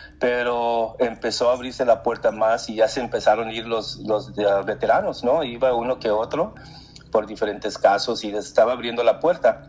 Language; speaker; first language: Spanish; early bilingual, heritage; Spanish